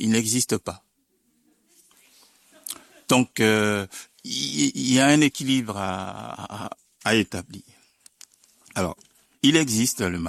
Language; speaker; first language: French; non-native, local second language; Baoulé